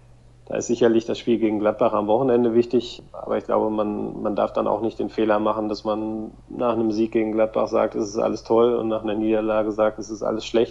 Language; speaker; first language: German; native; German